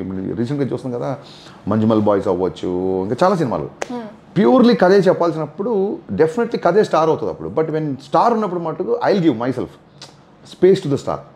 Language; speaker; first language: Telugu; native; Telugu